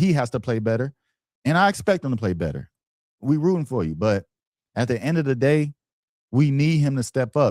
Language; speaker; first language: English; native; English